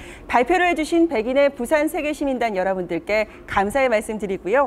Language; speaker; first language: Korean; native; Korean